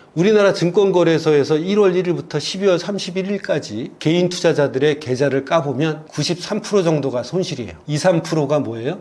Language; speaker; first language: Korean; native; Korean